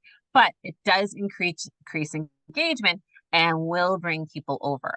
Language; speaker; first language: English; native; English